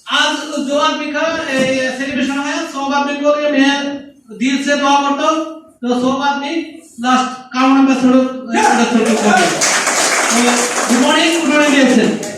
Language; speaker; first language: Hindi; non-native, fluent; Bangla